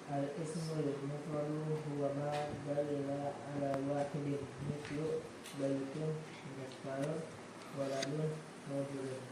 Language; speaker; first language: Arabic; non-native, learner; Indonesian